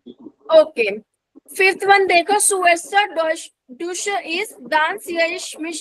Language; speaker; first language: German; non-native, fluent; Hindi